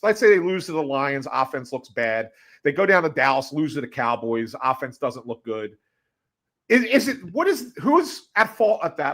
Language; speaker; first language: English; native; English